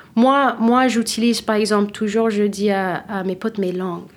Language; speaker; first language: French; non-native, fluent; English